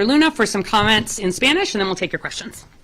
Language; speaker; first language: English; native; English